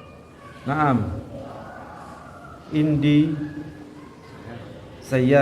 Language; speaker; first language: Arabic; non-native, learner; Indonesian